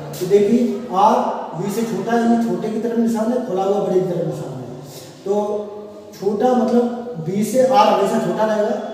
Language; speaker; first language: Hindi; native; Hindi